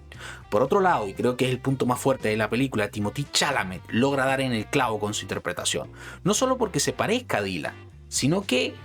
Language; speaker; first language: Spanish; native; Spanish